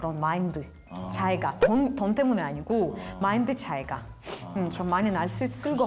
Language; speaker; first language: Korean; non-native, fluent; Russian